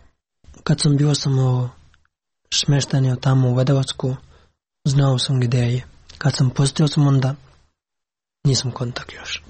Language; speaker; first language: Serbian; non-native, learner; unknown